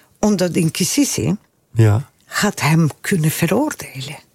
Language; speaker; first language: Dutch; non-native, fluent; Spanish